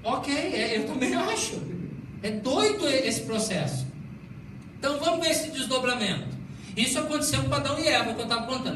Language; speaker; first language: Portuguese; native; Portuguese